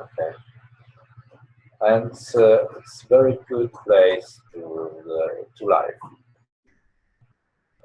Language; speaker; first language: English; non-native, learner; Polish